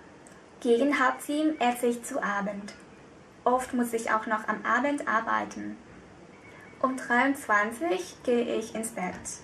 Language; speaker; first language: German; non-native, fluent; Vietnamese